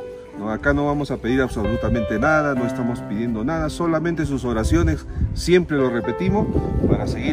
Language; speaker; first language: Spanish; native; Spanish